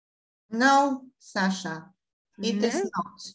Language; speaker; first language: English; non-native, fluent; Polish